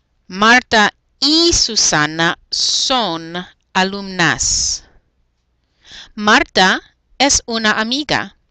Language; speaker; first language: Spanish; non-native, fluent; English